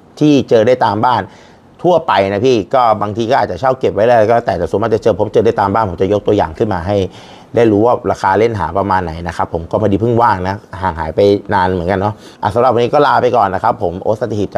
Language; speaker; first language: Thai; native; Thai